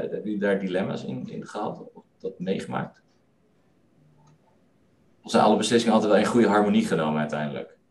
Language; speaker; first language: Dutch; native; Dutch